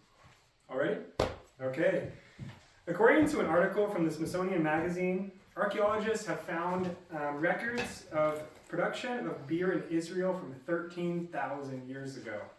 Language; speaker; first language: English; native; English